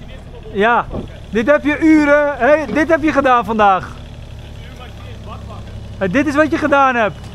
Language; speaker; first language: Dutch; native; Dutch